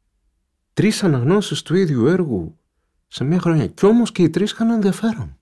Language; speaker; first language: Greek; native; Greek